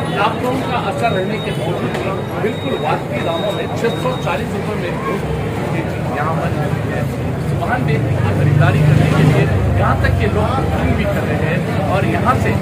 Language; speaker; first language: Hindi; non-native, local second language; Urdu